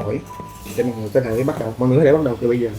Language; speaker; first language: Vietnamese; native; Vietnamese